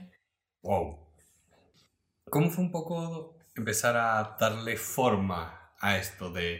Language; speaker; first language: Spanish; native; Spanish